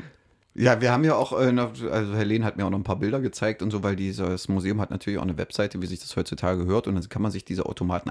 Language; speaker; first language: German; native; German